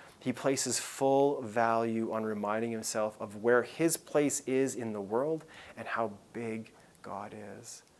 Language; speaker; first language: English; native; English